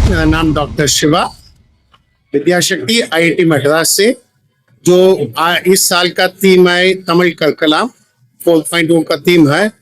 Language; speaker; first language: Hindi; non-native, local second language; Tamil